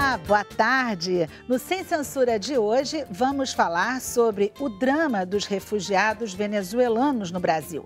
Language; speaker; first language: Portuguese; native; Portuguese